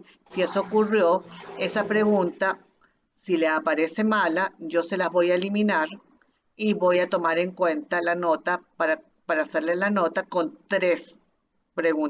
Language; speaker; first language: Spanish; native; Spanish